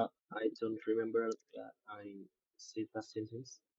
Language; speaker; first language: English; non-native, learner; Vietnamese